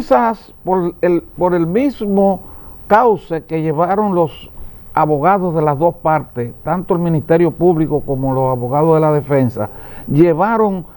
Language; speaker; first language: Spanish; native; Spanish